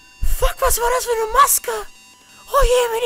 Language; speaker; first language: German; native; German